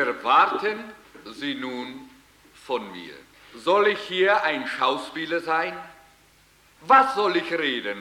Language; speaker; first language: German; early bilingual, heritage; German